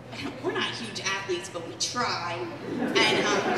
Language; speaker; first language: English; native; English